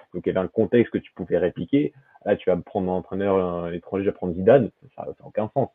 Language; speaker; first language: French; early bilingual, other home language; Portuguese